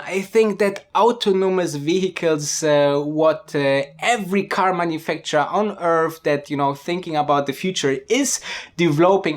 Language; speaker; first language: English; non-native, fluent; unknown